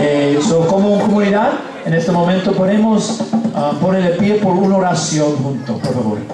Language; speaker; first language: Spanish; non-native, learner; English